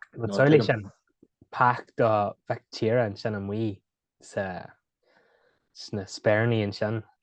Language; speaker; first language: Irish; native; Irish